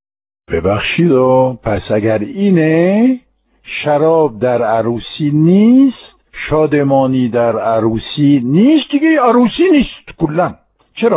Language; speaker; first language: Persian; non-native, fluent; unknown